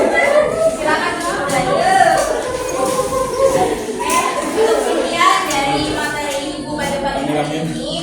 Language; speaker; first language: Indonesian; native; Indonesian